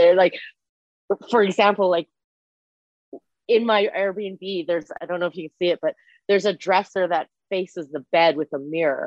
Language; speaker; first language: English; non-native, fluent; Chinese